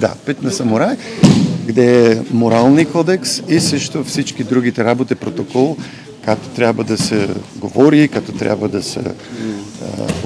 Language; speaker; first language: Bulgarian; non-native, learner; Polish